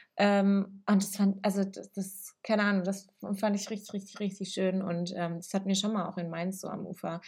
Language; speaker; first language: German; early bilingual, other home language; Italian